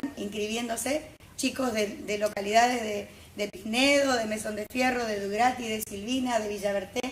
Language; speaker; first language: Spanish; native; Spanish